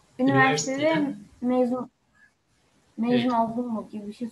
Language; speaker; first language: Turkish; native; Turkish